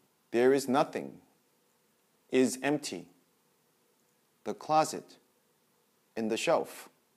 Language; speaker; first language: English; non-native, fluent; Korean